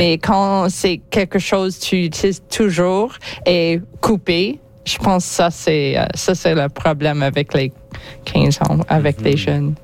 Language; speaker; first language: French; non-native, local second language; English